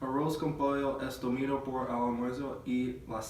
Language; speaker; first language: Spanish; non-native, learner; English